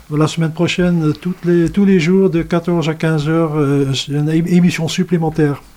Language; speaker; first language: French; non-native, fluent; Dutch